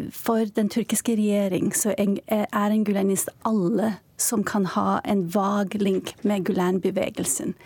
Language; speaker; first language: Norwegian; non-native, fluent; Turkish